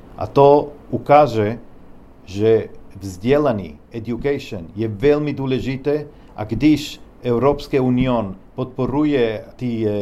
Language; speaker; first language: Czech; non-native, learner; Hebrew